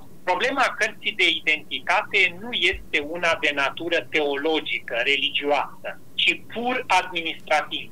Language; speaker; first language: Romanian; native; Romanian